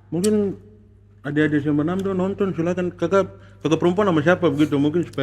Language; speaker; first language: Malay; native; Malay